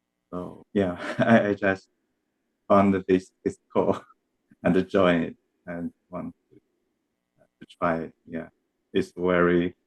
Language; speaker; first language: English; non-native, learner; Chinese